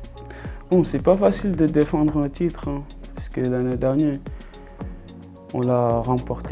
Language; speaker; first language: French; non-native, local second language; Wolof